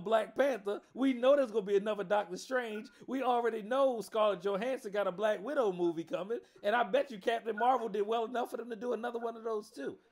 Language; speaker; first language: English; native; English